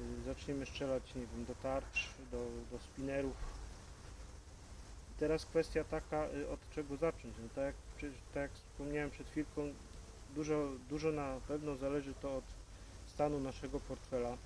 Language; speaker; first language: Polish; native; Polish